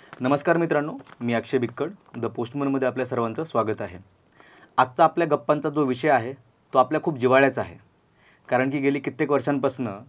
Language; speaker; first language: Marathi; native; Marathi